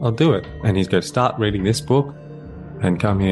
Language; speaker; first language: English; native; English